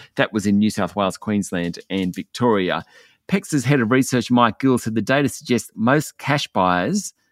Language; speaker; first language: English; native; English